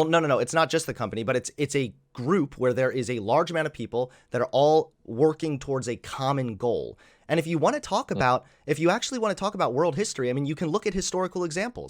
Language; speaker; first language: English; native; English